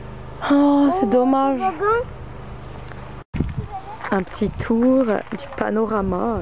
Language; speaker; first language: French; native; French